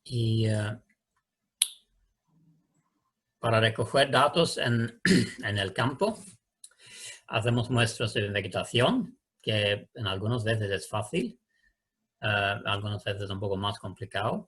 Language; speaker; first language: Spanish; non-native, learner; Swedish